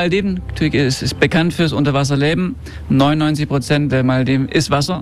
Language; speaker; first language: German; non-native, fluent; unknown